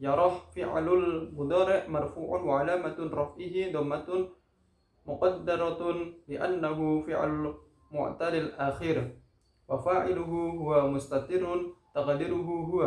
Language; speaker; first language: Arabic; non-native, learner; Indonesian